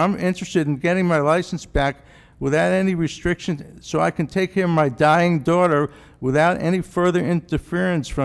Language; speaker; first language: English; native; English